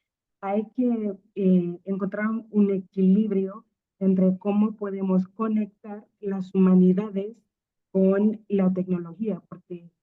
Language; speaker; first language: Spanish; non-native, fluent; Akan